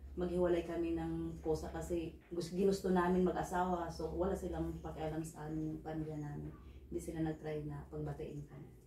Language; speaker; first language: Filipino; native; Filipino